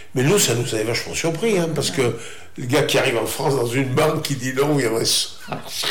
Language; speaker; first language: French; native; French